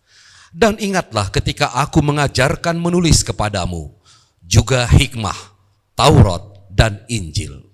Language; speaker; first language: Indonesian; native; Indonesian